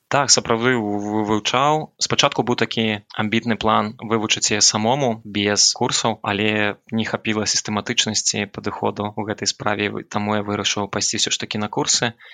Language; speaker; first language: Belarusian; non-native, local second language; Russian